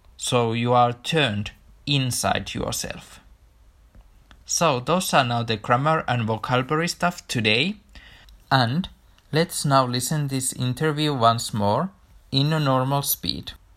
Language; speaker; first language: English; non-native, fluent; Finnish